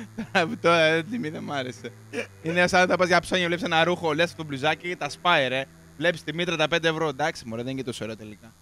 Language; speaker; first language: Greek; native; Greek